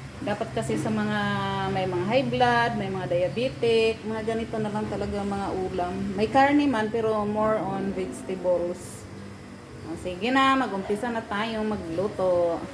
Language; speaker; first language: Filipino; non-native, local second language; Cebuano